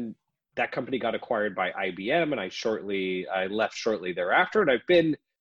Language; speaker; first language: English; native; English